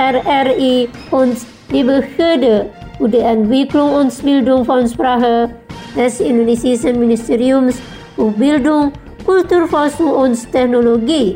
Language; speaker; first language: German; non-native, learner; Indonesian